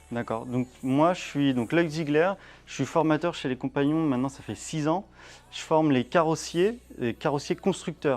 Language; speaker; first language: French; native; French